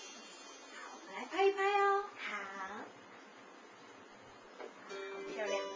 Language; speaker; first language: Chinese; native; Chinese